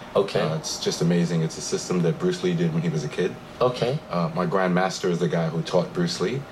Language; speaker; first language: English; native; English